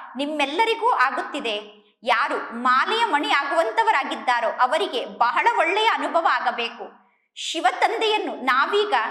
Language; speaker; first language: Kannada; native; Kannada